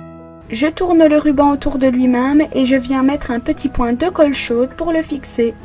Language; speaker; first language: French; native; French